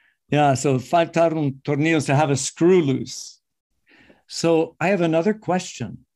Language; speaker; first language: English; native; English